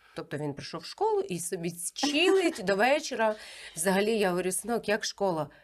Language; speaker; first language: Ukrainian; native; Ukrainian